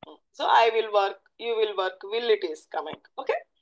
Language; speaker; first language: English; non-native, local second language; Telugu